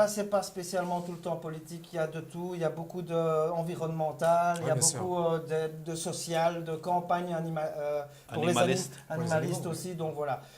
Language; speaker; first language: French; native; French